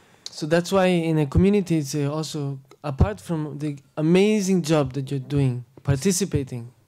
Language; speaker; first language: English; non-native, fluent; Spanish